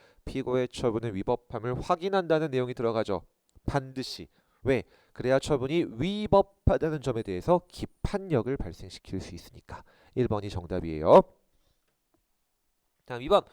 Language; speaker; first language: Korean; native; Korean